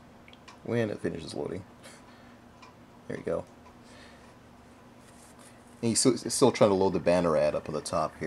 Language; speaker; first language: English; native; English